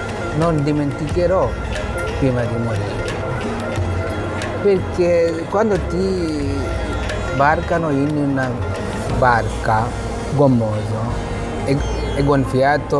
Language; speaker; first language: Italian; non-native, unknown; Bangla